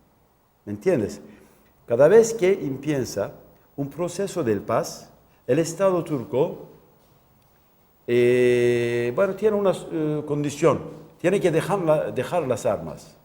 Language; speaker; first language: Spanish; non-native, local second language; Kurdish